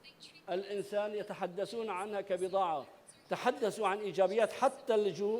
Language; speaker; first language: Arabic; native; Arabic